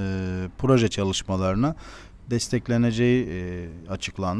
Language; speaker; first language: Turkish; native; Turkish